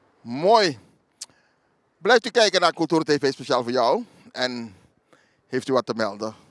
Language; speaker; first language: Dutch; native; Dutch